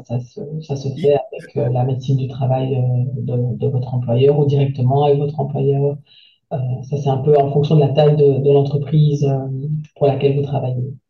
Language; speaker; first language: French; native; French